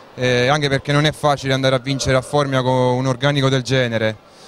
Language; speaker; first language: Italian; native; Italian